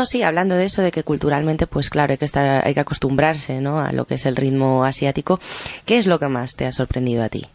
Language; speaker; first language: Spanish; native; Spanish